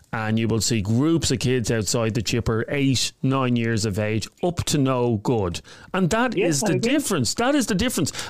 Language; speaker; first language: English; native; English